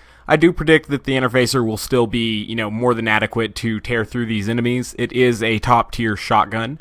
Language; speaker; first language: English; native; English